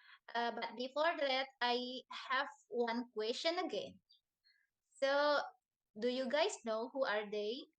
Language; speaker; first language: English; non-native, learner; Indonesian